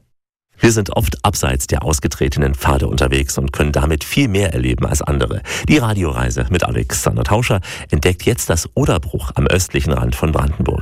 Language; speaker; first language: German; native; German